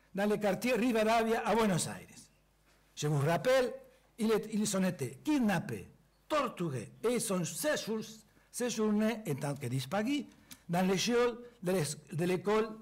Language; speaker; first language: French; non-native, fluent; Spanish